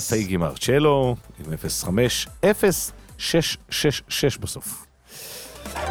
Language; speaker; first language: Hebrew; native; Hebrew